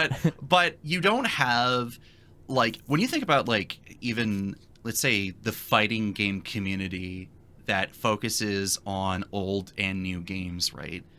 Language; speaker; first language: English; native; English